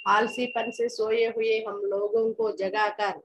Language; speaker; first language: Hindi; non-native, local second language; Telugu